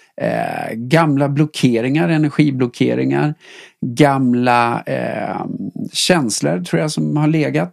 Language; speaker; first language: Swedish; native; Swedish